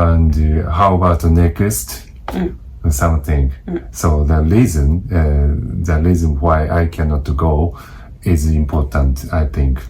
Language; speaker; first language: English; non-native, learner; Japanese